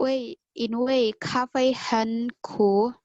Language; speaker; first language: Chinese; non-native, learner; Indonesian